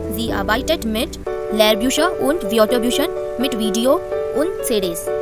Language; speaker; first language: German; non-native, fluent; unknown